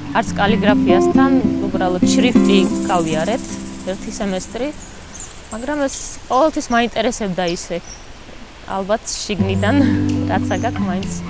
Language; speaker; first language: Georgian; non-native, local second language; Svan